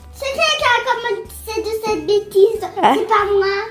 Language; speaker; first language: French; early bilingual, other home language; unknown